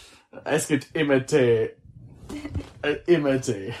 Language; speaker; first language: German; non-native, learner; English